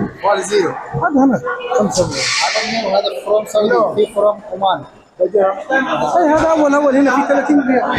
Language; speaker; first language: Arabic; non-native, learner; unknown